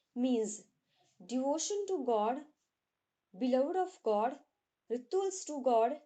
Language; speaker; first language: English; non-native, local second language; Punjabi